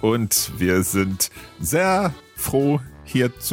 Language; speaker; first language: German; non-native, learner; English